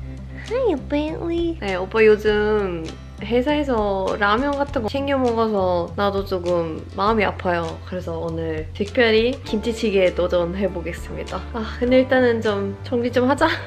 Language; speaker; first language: Korean; non-native, fluent; Swedish